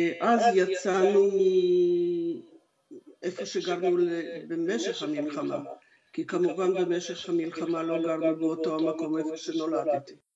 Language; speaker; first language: Hebrew; non-native, fluent; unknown